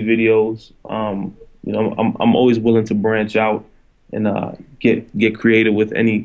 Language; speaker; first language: English; native; English